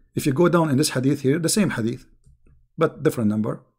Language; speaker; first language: English; non-native, fluent; Arabic